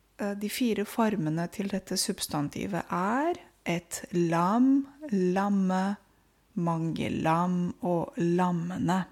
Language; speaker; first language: Norwegian; non-native, fluent; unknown